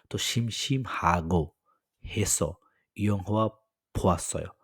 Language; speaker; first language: Korean; non-native, fluent; Bangla